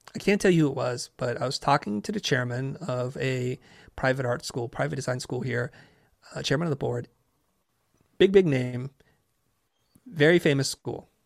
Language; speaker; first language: English; early bilingual, other home language; Vietnamese